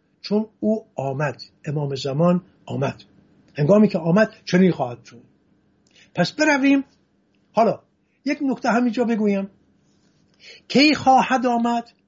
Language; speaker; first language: Persian; non-native, local second language; Assyrian Neo-Aramaic